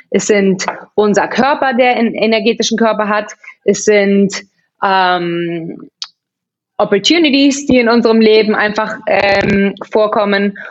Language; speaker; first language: German; early bilingual, heritage; German